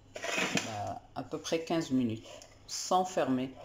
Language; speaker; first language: French; non-native, local second language; Arabic